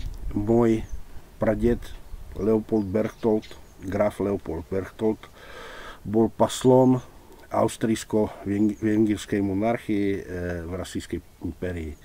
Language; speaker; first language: Russian; non-native, fluent; Czech